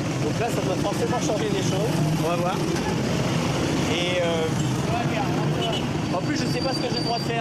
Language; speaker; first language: French; native; French